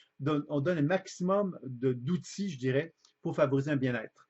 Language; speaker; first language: French; native; French